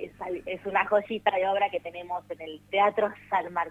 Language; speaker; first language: Spanish; native; Spanish